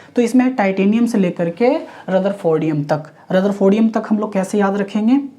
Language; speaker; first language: Hindi; non-native, local second language; Marathi